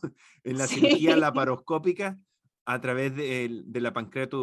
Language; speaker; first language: Spanish; native; Spanish